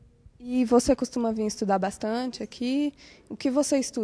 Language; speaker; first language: Portuguese; native; Portuguese